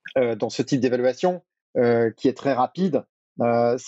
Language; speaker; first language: French; native; French